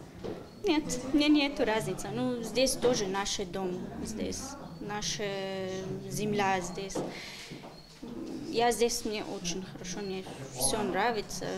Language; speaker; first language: Russian; non-native, learner; Adyghe